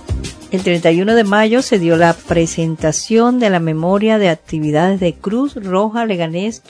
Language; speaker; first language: Spanish; native; Spanish